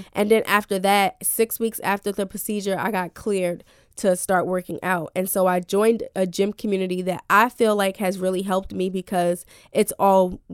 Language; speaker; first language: English; native; English